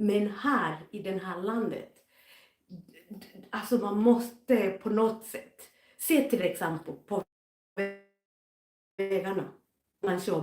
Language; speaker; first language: Swedish; non-native, fluent; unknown